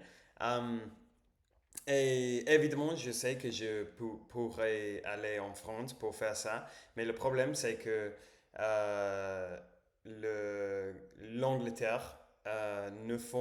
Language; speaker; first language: French; non-native, learner; English